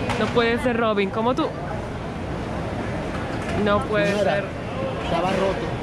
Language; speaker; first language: Spanish; non-native, learner; Polish